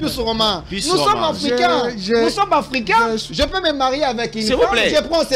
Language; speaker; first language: French; non-native, local second language; Lingala